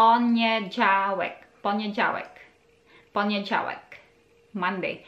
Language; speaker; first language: Polish; non-native, learner; Filipino